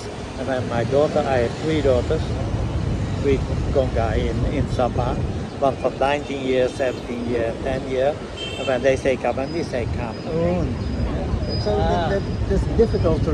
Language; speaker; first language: English; non-native, learner; Dutch